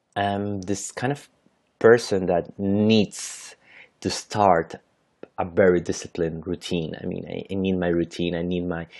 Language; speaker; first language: English; non-native, fluent; Spanish